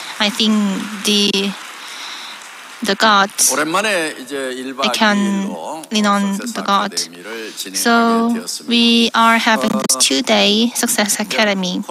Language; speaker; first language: English; non-native, fluent; Korean